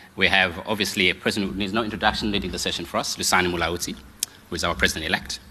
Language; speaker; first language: English; non-native, local second language; Xhosa